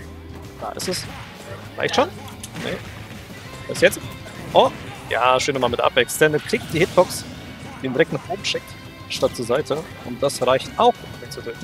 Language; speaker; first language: German; native; German